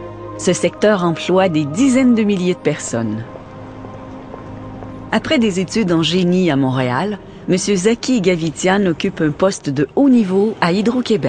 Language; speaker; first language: French; native; French